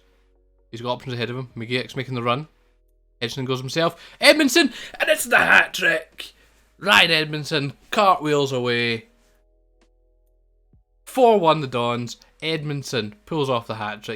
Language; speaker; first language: English; native; English